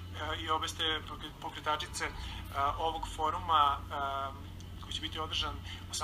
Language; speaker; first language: Serbian; native; Serbian